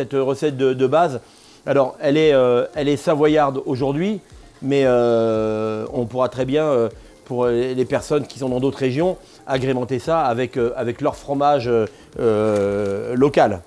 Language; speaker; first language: French; native; French